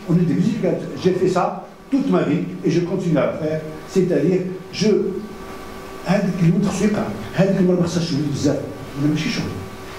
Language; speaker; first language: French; non-native, local second language; Arabic